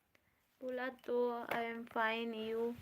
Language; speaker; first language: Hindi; non-native, local second language; Bangla